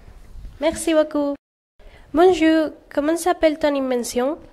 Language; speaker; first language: French; non-native, learner; Spanish